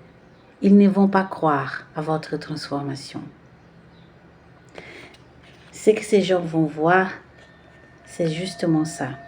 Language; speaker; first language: French; non-native, fluent; Portuguese